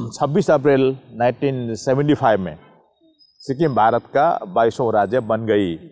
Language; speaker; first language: Hindi; non-native, local second language; Nepali